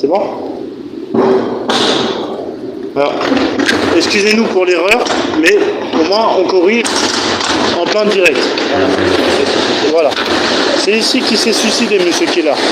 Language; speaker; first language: French; native; French